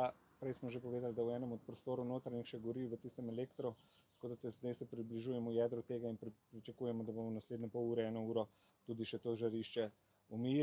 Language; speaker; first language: Slovenian; native; Slovenian